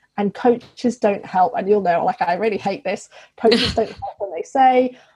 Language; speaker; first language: English; native; English